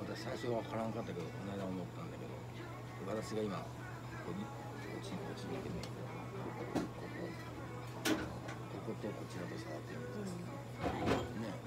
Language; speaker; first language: Japanese; native; Japanese